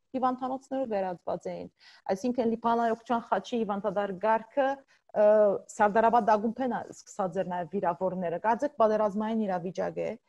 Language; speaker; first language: Armenian; early bilingual, heritage; Armenian